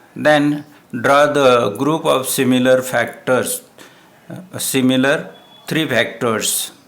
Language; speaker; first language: English; non-native, local second language; Marathi